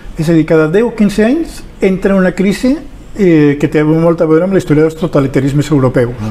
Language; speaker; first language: Catalan; non-native, local second language; Spanish